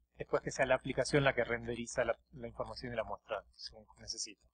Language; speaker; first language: Spanish; native; Spanish